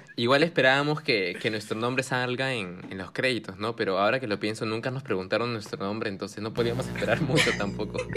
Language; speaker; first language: Spanish; early bilingual, heritage; Spanish